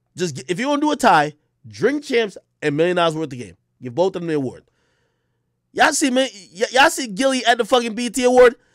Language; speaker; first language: English; native; English